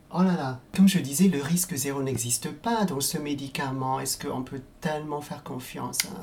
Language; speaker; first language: French; non-native, fluent; Cantonese